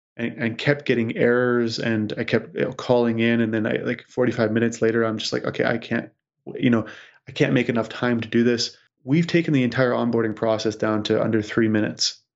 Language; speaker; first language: English; native; English